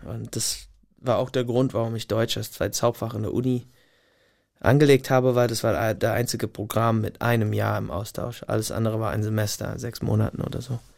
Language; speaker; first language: German; non-native, fluent; English